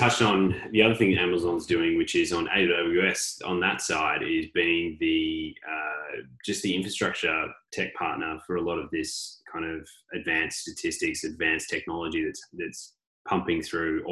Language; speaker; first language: English; native; English